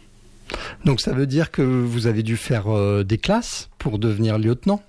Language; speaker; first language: French; native; French